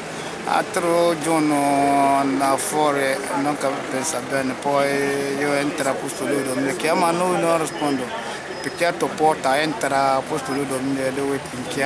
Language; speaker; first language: Italian; non-native, learner; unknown